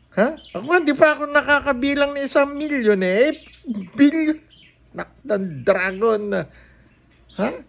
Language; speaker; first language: Filipino; native; Filipino